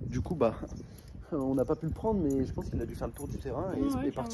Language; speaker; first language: French; native; French